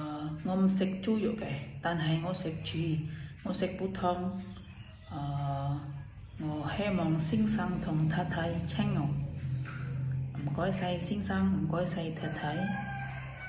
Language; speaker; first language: Cantonese; non-native, learner; Indonesian